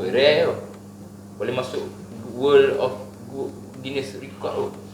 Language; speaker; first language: Malay; native; Malay